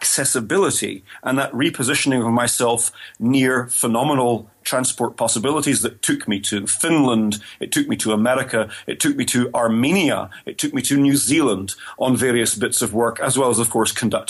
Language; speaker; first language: English; native; English